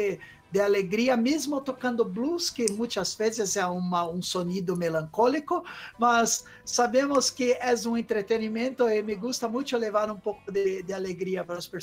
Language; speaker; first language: Spanish; non-native, fluent; Portuguese